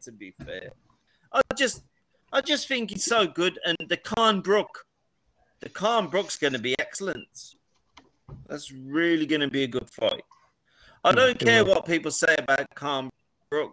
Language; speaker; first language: English; native; English